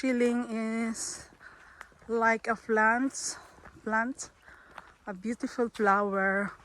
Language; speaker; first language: English; non-native, learner; Filipino